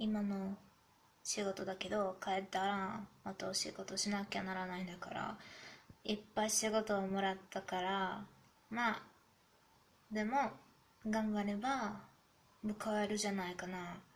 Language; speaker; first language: Japanese; non-native, fluent; German